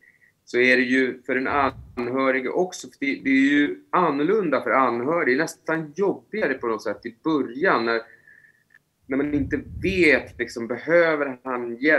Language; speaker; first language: Swedish; native; Swedish